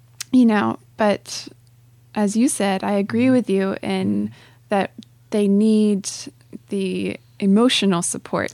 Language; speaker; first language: English; native; English